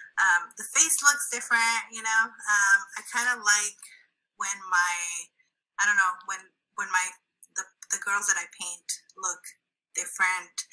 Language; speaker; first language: English; early bilingual, other home language; Spanish